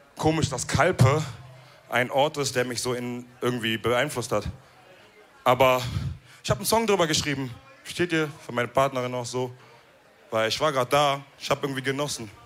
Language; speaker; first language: German; early bilingual, other home language; Wolof